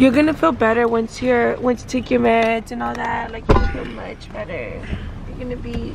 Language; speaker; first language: English; early bilingual, other home language; Spanish